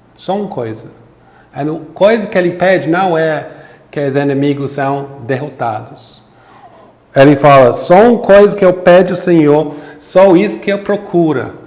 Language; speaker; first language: Portuguese; non-native, fluent; English